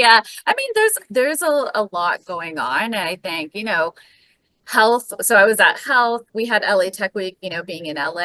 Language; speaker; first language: English; native; English